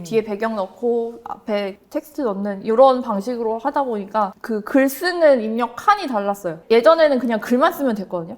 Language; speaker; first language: Korean; native; Korean